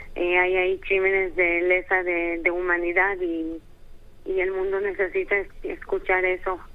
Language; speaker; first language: Spanish; early bilingual, heritage; Hebrew